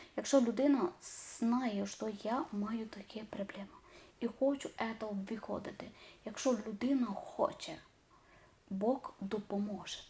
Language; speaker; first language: Ukrainian; non-native, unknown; Malayalam